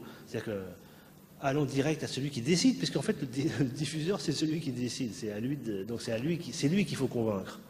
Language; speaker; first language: French; native; French